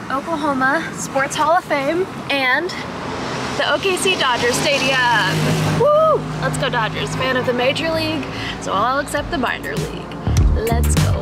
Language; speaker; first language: English; native; English